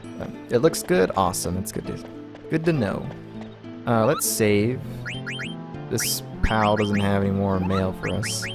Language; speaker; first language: English; native; English